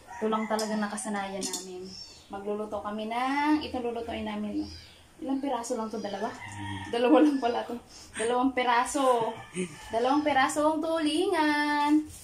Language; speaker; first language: Filipino; non-native, local second language; Cebuano